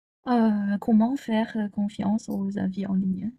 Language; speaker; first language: French; non-native, learner; Chinese